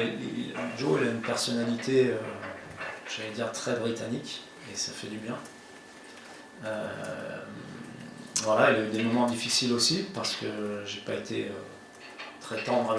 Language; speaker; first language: French; native; French